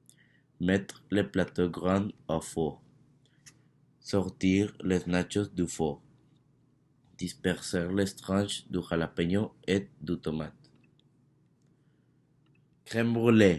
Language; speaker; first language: French; non-native, learner; Spanish